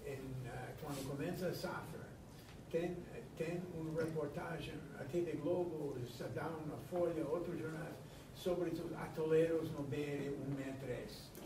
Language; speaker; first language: Portuguese; non-native, fluent; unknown